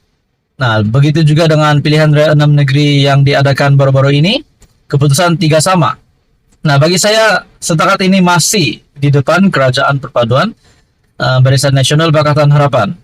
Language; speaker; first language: Malay; native; Malay